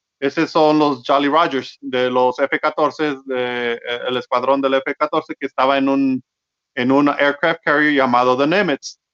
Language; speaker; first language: Spanish; early bilingual, heritage; Spanish